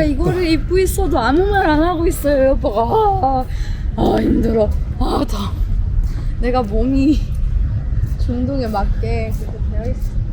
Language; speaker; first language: Korean; non-native, fluent; Persian